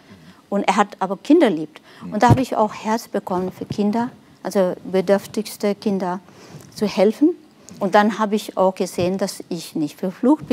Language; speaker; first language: German; non-native, fluent; Nepali